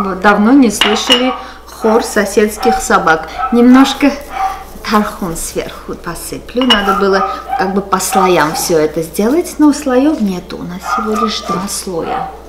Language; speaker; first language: Russian; non-native, local second language; Armenian